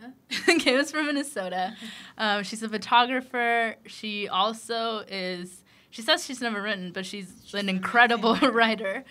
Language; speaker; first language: English; early bilingual, other home language; Spanish